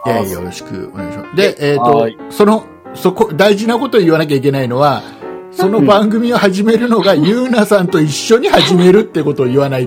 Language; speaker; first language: Japanese; native; Japanese